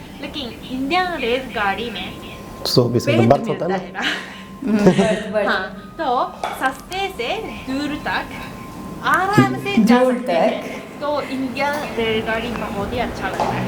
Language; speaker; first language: Hindi; non-native, fluent; Japanese